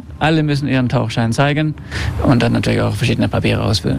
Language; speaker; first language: German; non-native, fluent; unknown